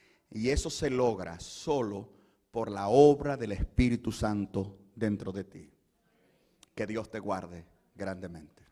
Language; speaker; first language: Spanish; native; Spanish